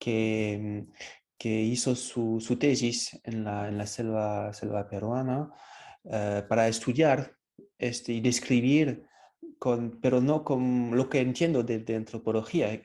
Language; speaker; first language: Spanish; non-native, fluent; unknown